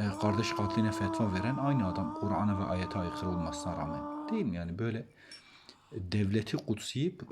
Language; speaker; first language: Turkish; native; Turkish